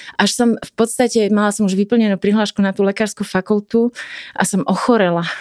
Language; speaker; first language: Slovak; native; Slovak